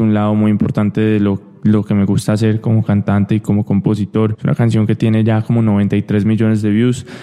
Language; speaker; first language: Spanish; early bilingual, heritage; Spanish